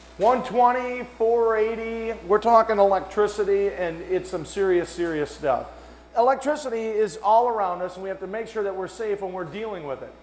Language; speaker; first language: English; native; English